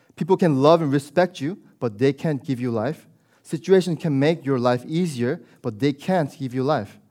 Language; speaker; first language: English; early bilingual, other home language; Korean